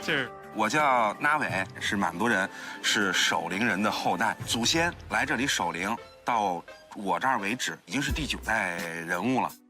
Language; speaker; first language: Chinese; native; Chinese